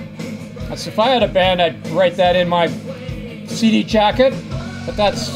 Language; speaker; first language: English; native; English